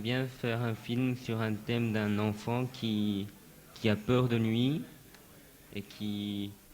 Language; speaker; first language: French; non-native, fluent; Japanese